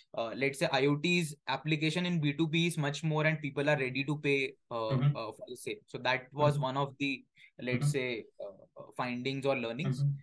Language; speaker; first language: English; non-native, local second language; Hindi